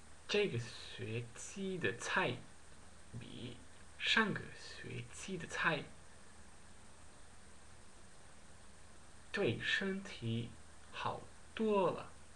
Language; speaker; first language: Chinese; non-native, learner; Dutch